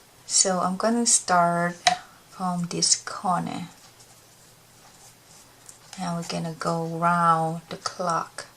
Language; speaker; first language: English; non-native, learner; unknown